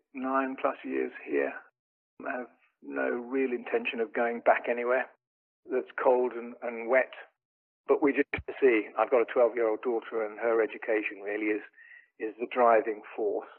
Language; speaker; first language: English; native; English